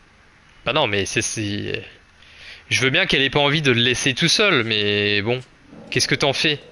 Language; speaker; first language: French; native; French